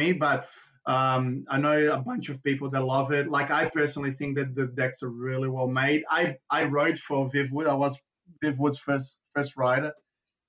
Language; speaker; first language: English; non-native, fluent; Portuguese